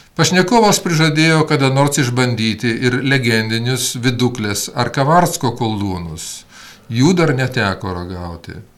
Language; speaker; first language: Lithuanian; early bilingual, heritage; Lithuanian